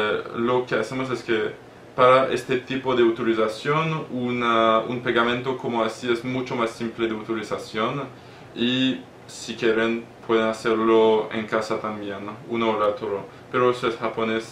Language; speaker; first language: Spanish; non-native, learner; French